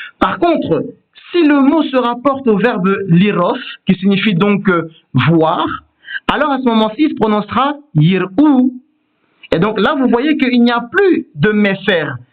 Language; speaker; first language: French; native; French